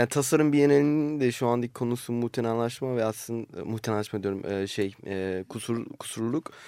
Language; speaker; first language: Turkish; native; Turkish